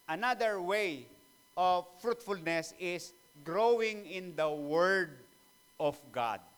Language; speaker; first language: English; non-native, local second language; Filipino